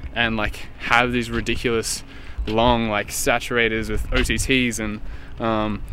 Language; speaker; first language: English; native; English